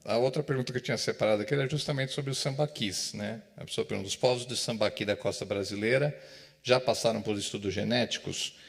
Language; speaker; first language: Portuguese; native; Portuguese